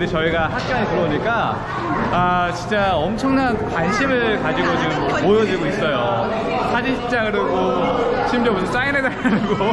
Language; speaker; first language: Korean; native; Korean